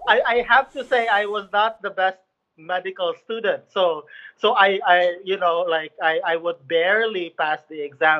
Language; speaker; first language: English; non-native, local second language; Cebuano